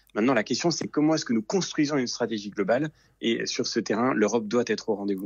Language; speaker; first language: French; native; French